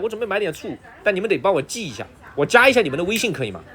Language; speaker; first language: Chinese; early bilingual, other home language; English